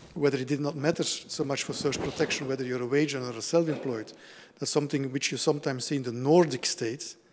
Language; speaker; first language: English; non-native, fluent; Dutch